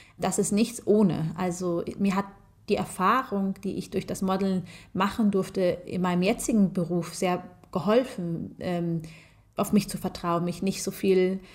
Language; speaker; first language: German; native; German